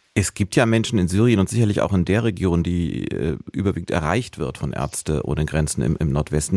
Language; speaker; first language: German; native; German